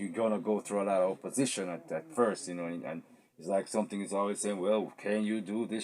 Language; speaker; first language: English; native; English